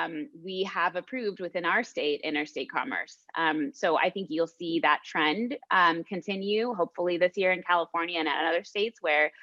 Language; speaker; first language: English; native; English